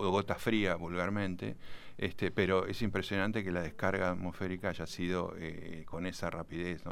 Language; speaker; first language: Spanish; native; Spanish